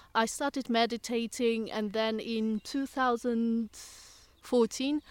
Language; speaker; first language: English; non-native, fluent; Russian